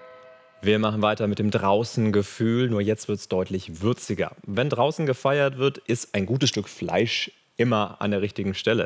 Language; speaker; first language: German; native; German